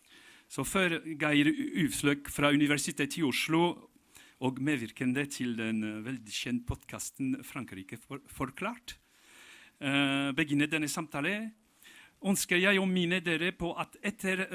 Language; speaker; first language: Norwegian; non-native, fluent; French